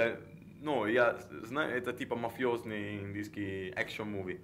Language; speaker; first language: Russian; non-native, learner; Italian